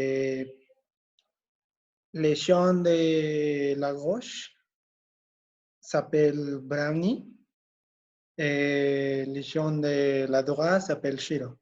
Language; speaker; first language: French; non-native, learner; Spanish